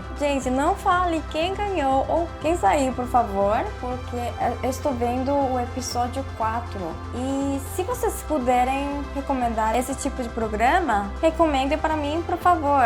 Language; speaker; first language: Portuguese; non-native, fluent; Korean